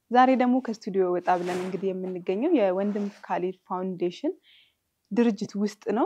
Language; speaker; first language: Amharic; native; Amharic